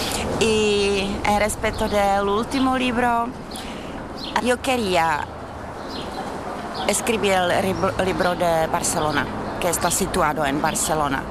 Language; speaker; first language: Spanish; non-native, learner; Czech